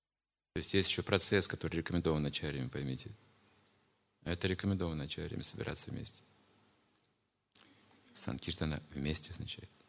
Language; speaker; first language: Russian; native; Russian